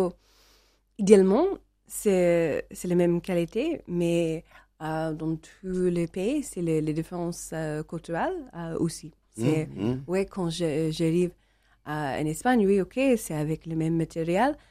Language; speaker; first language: French; non-native, learner; English